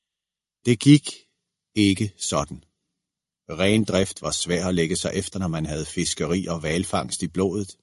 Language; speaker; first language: Danish; native; Danish